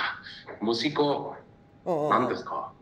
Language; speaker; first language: Japanese; non-native, learner; Spanish